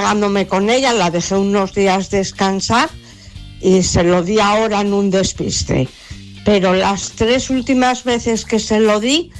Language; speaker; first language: Spanish; native; Spanish